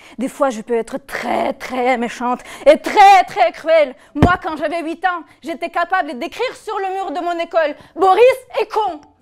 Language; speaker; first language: French; non-native, fluent; Russian